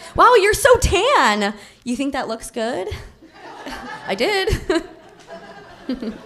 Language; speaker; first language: English; native; English